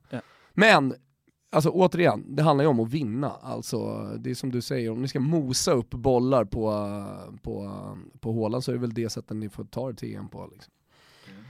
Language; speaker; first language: Swedish; native; Swedish